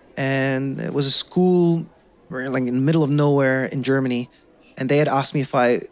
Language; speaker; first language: English; non-native, fluent; Dutch